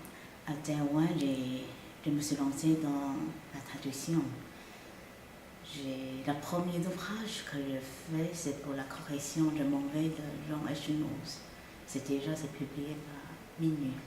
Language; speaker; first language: French; non-native, fluent; Chinese